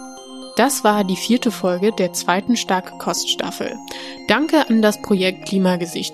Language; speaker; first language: German; native; German